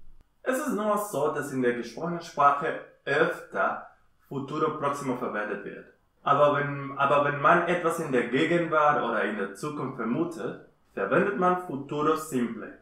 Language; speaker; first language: German; non-native, fluent; Spanish